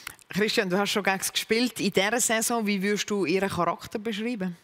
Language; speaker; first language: German; native; German